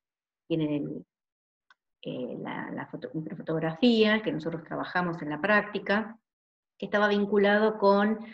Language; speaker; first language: Spanish; native; Spanish